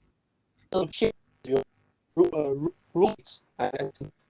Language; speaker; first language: English; non-native, learner; Chinese